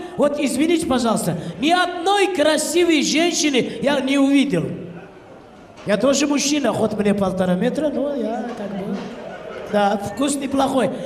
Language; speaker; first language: Russian; non-native, local second language; Uzbek